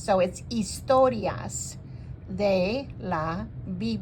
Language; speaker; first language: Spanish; non-native, fluent; English